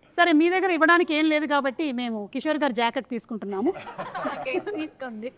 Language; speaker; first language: Telugu; non-native, local second language; Malayalam